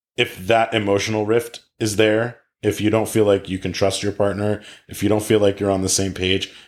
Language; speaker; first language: English; native; English